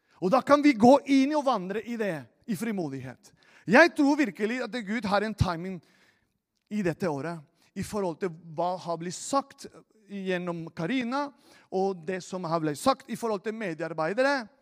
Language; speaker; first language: Norwegian; non-native, fluent; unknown